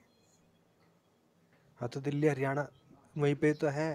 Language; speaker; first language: Hindi; native; Hindi